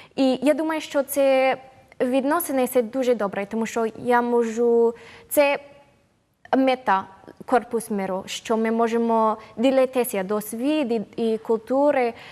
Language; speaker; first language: Ukrainian; non-native, learner; English